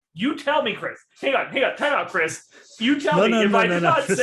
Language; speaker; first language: English; native; English